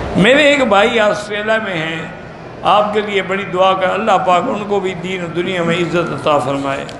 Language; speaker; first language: Urdu; early bilingual, heritage; Urdu